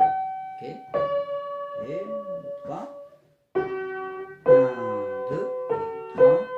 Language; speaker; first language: French; native; French